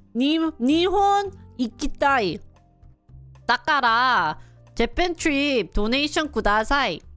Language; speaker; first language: Japanese; non-native, learner; English